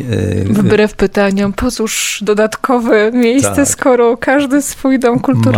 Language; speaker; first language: Polish; native; Polish